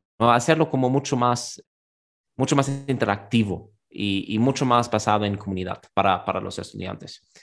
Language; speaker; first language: Spanish; non-native, fluent; German